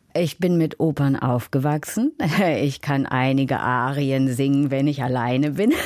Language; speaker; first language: German; native; German